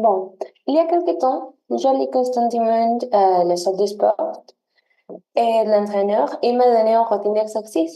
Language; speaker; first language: French; non-native, learner; Spanish